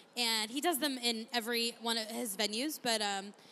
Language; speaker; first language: English; native; English